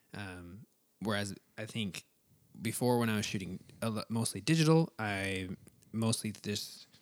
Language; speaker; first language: English; native; English